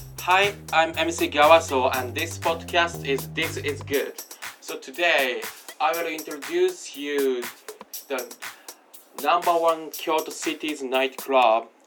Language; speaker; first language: English; non-native, learner; Japanese